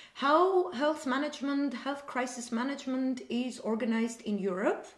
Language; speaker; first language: English; non-native, fluent; Armenian